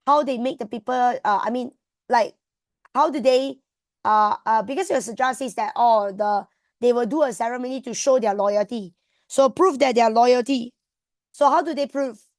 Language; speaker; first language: English; non-native, local second language; Malay